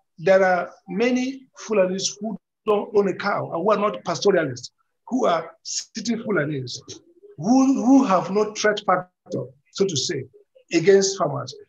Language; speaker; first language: English; non-native, local second language; Igbo